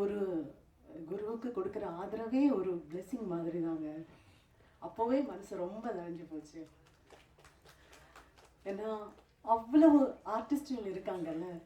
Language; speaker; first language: Tamil; non-native, fluent; Malayalam